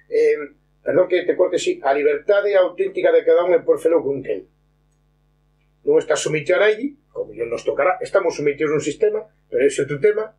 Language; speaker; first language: Spanish; non-native, local second language; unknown